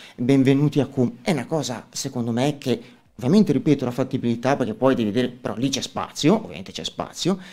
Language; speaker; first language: Italian; native; Italian